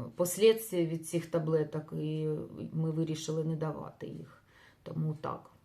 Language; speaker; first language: Ukrainian; non-native, local second language; Russian